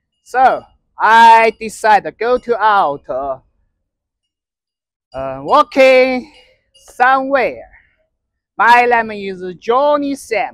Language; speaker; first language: English; non-native, learner; Chinese